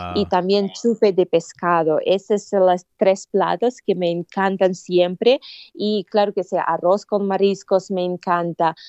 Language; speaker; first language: Spanish; non-native, fluent; Russian